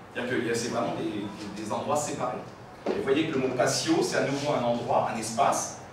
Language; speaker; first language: French; native; French